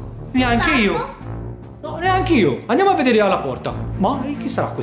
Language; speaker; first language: Italian; native; Italian